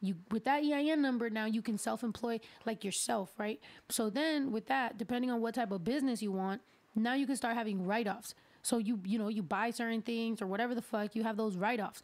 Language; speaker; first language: English; early bilingual, other home language; Spanish